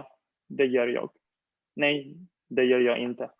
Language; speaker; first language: Swedish; non-native, fluent; Spanish